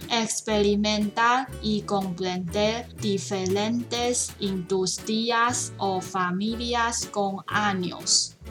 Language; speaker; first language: Spanish; non-native, learner; Chinese